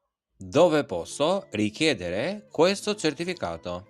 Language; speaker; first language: Italian; non-native, fluent; Albanian